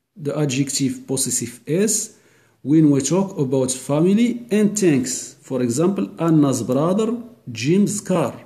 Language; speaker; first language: English; non-native, learner; Arabic